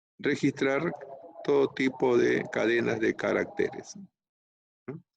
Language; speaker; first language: Spanish; native; Spanish